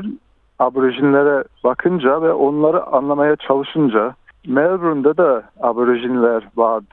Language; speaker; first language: Turkish; early bilingual, heritage; Turkish